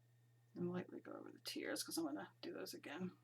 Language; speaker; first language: English; native; English